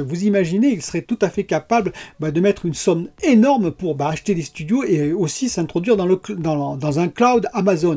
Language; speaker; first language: French; native; French